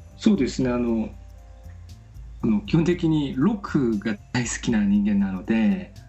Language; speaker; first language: Japanese; non-native, fluent; Korean